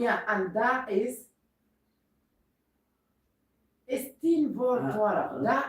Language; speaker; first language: Dutch; non-native, learner; Kikuyu